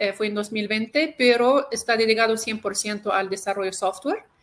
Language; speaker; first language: Spanish; non-native, fluent; Arabic